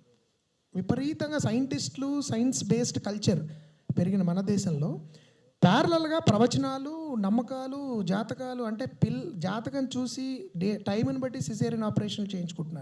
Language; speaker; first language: Telugu; native; Telugu